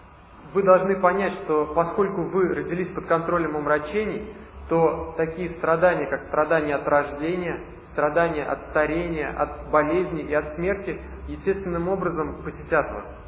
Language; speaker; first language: Russian; native; Russian